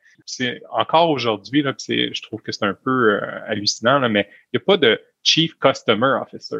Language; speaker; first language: French; native; French